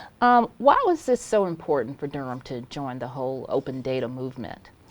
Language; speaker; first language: English; native; English